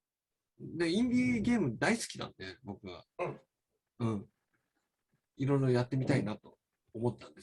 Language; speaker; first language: Japanese; native; Japanese